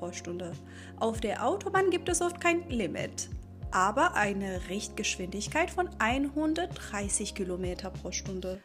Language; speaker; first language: German; non-native, fluent; Persian